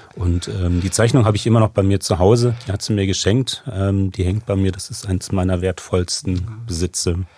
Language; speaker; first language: German; native; German